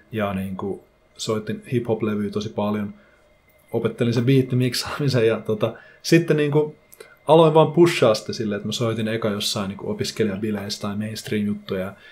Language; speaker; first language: Finnish; native; Finnish